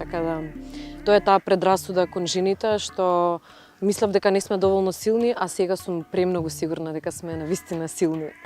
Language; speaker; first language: Macedonian; early bilingual, other home language; Russian